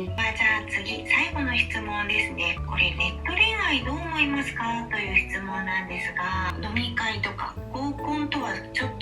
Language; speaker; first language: Japanese; native; Japanese